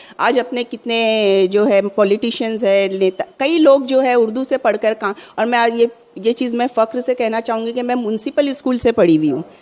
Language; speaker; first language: Hindi; non-native, local second language; Urdu